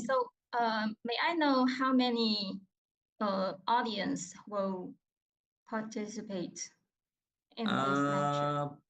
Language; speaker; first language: English; non-native, learner; Chinese